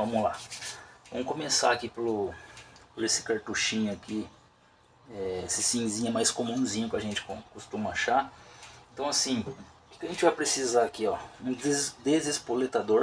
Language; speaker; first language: Portuguese; native; Portuguese